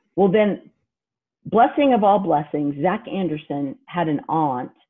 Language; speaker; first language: English; native; English